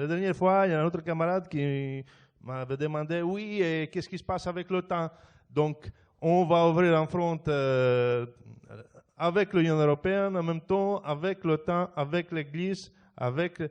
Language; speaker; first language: French; non-native, fluent; Greek